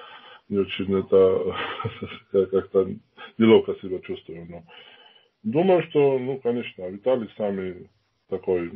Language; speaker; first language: Russian; non-native, fluent; Georgian